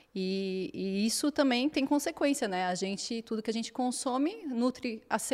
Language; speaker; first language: Portuguese; native; Portuguese